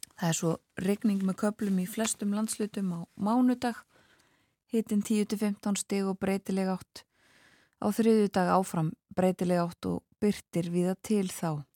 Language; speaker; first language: Icelandic; native; Icelandic